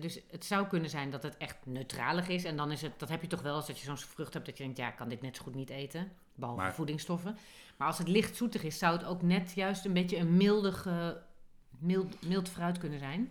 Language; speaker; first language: Dutch; native; Dutch